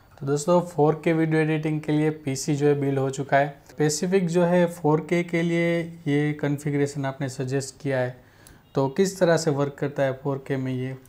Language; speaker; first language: Hindi; non-native, local second language; Gujarati